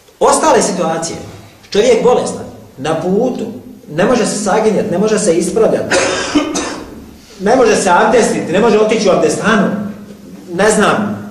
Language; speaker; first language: Bosnian; native; Bosnian